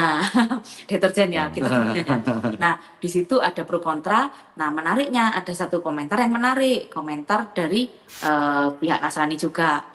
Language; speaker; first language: Indonesian; native; Indonesian